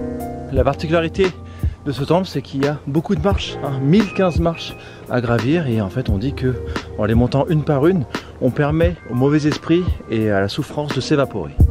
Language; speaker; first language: French; native; French